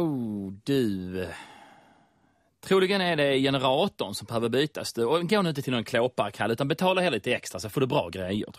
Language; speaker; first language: Swedish; native; Swedish